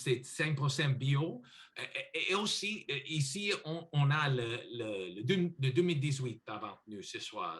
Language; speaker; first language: French; non-native, learner; English